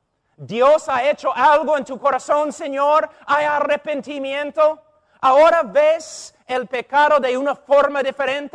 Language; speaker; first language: Spanish; non-native, fluent; English